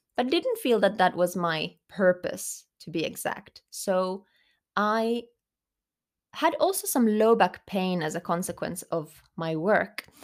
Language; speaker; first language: English; non-native, fluent; Finnish